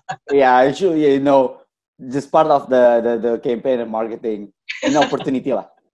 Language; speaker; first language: English; non-native, fluent; Indonesian